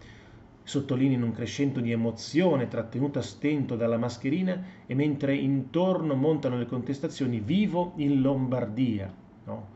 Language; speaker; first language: Italian; native; Italian